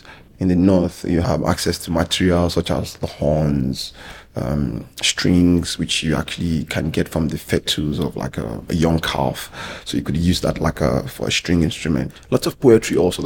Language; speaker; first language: English; non-native, local second language; Yoruba